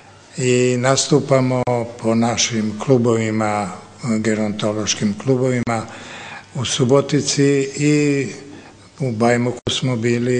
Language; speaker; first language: Serbian; native; Serbian